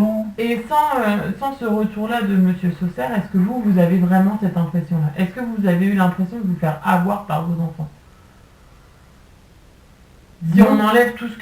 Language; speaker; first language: French; native; French